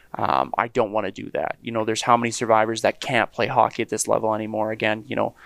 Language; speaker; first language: English; native; English